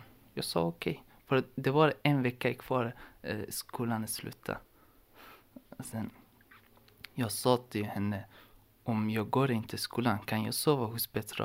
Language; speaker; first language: Swedish; non-native, learner; Persian